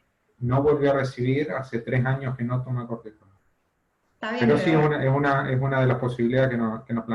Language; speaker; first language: Spanish; native; Spanish